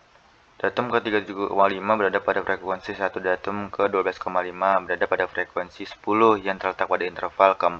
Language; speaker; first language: Indonesian; native; Indonesian